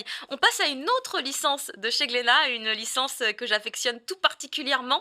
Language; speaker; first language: French; native; French